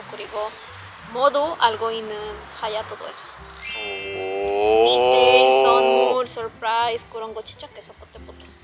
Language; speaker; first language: Korean; non-native, learner; Spanish